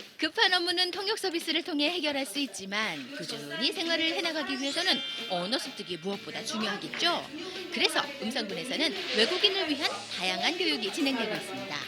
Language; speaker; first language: Korean; native; Korean